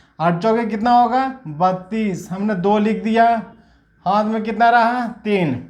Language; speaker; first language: Hindi; native; Hindi